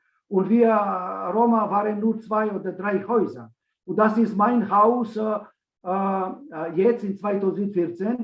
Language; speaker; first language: German; non-native, learner; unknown